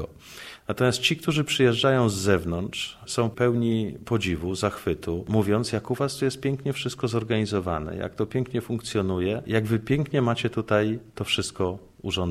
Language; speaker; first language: Polish; native; Polish